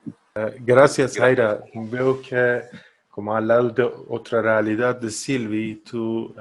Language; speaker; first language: Spanish; non-native, fluent; Persian